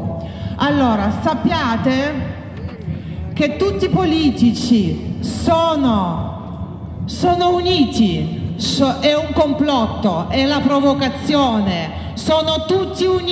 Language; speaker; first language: Italian; non-native, fluent; Russian